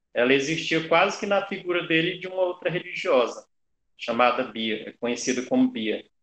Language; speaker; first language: Portuguese; native; Portuguese